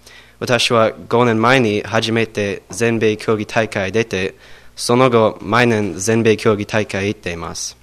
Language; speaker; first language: Japanese; non-native, learner; English